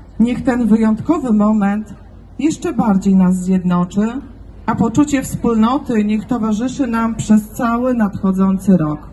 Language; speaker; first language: Polish; native; Polish